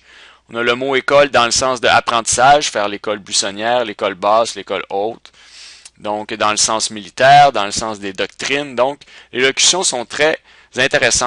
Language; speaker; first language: French; native; French